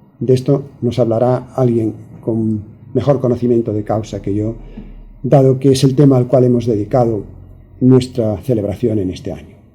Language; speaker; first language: Spanish; native; Spanish